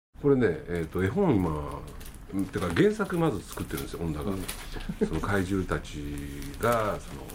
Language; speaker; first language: Japanese; native; Japanese